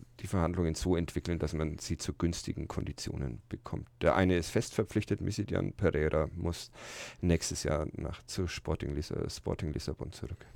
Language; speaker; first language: German; native; German